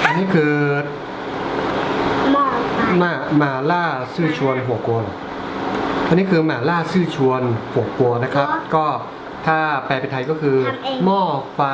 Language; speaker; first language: Thai; native; Thai